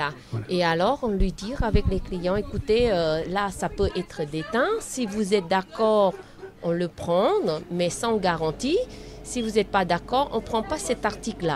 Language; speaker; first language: French; non-native, learner; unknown